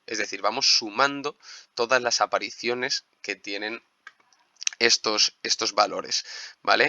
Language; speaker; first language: Spanish; native; Spanish